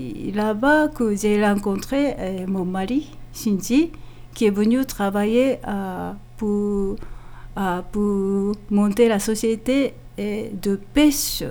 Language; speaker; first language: French; non-native, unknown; Japanese